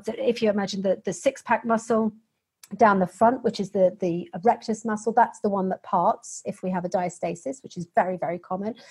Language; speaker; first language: English; native; English